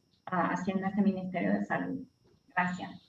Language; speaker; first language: Spanish; early bilingual, heritage; Spanish